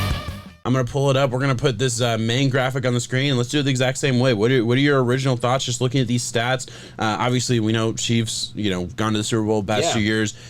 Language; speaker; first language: English; native; English